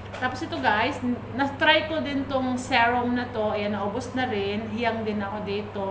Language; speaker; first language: Filipino; native; Filipino